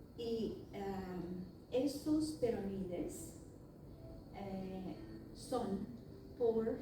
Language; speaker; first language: Spanish; non-native, learner; Arabic